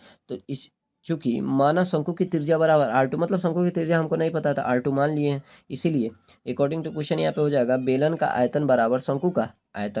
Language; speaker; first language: Hindi; native; Hindi